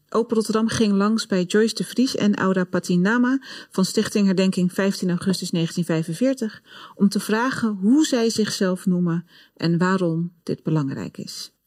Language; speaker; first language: Dutch; early bilingual, other home language; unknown